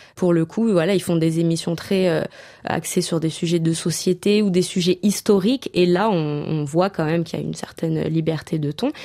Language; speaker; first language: French; native; French